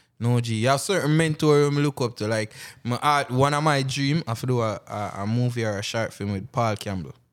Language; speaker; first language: English; non-native, local second language; Jamaican Creole English